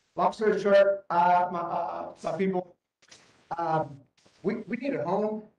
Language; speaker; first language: English; native; English